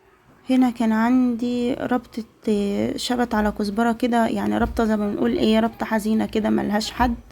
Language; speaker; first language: Arabic; native; Arabic